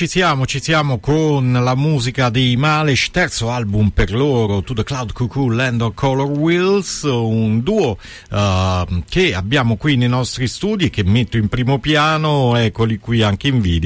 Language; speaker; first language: Italian; native; Italian